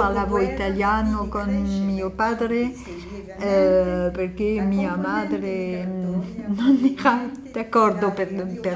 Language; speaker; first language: Italian; non-native, fluent; French